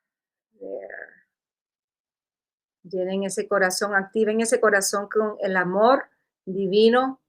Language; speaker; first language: Spanish; early bilingual, heritage; Spanish